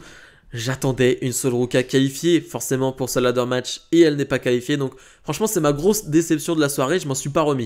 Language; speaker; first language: French; native; French